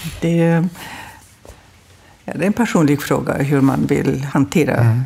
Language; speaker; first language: Swedish; non-native, fluent; German